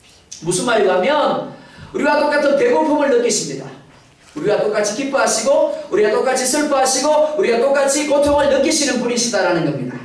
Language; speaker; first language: Korean; native; Korean